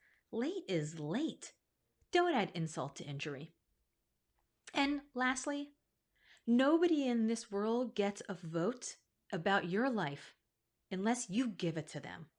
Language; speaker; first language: English; native; English